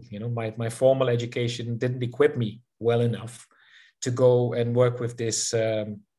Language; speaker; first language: English; non-native, fluent; Dutch